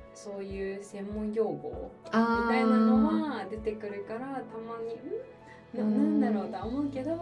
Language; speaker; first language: Japanese; native; Japanese